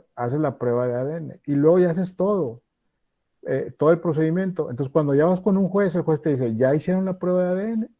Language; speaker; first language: Spanish; native; Spanish